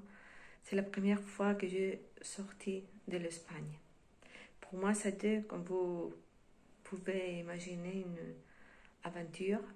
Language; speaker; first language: French; non-native, fluent; Spanish